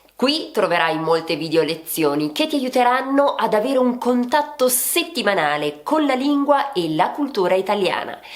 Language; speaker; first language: Italian; native; Italian